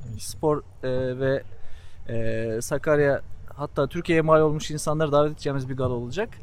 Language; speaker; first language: Turkish; native; Turkish